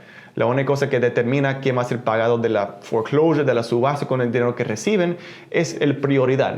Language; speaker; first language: Spanish; early bilingual, heritage; Spanish